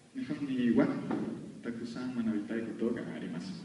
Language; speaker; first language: Japanese; non-native, learner; Spanish